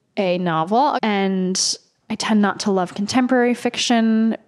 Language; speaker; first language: English; native; English